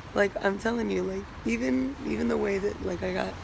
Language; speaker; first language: English; native; English